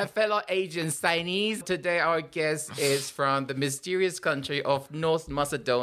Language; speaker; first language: English; non-native, fluent; Chinese